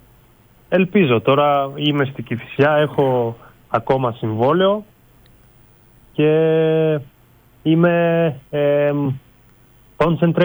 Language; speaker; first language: Greek; non-native, fluent; Bulgarian